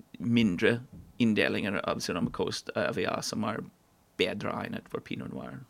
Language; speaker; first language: Norwegian; non-native, fluent; English